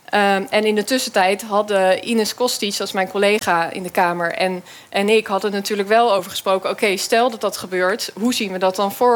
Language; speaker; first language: Dutch; native; Dutch